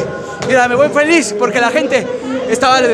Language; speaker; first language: Spanish; native; Spanish